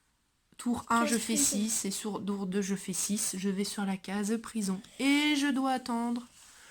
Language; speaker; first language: French; native; French